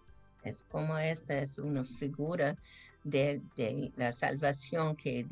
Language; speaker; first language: Spanish; non-native, fluent; English